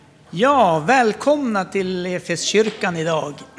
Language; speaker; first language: Swedish; native; Swedish